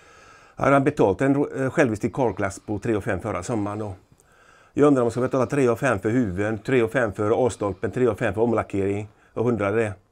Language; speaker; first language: Swedish; native; Swedish